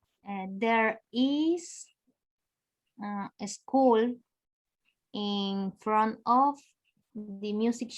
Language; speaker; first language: English; non-native, learner; Spanish